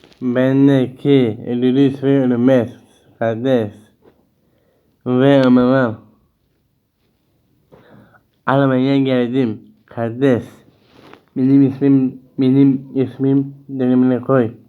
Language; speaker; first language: Turkish; early bilingual, heritage; Turkish